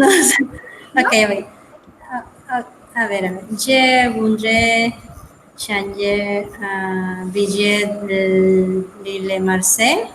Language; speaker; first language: French; non-native, learner; Spanish